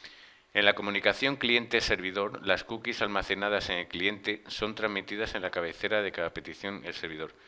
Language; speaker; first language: Spanish; native; Spanish